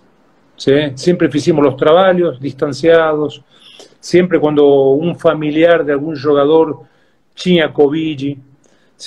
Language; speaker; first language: Portuguese; non-native, fluent; Spanish